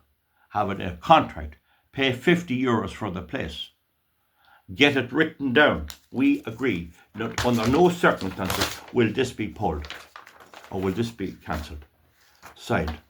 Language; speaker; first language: English; native; English